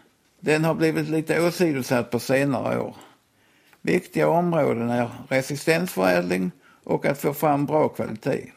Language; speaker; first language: Swedish; native; Swedish